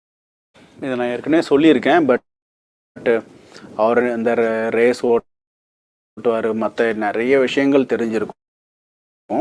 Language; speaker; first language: Tamil; native; Tamil